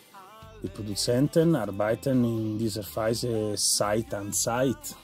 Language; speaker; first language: German; non-native, learner; Italian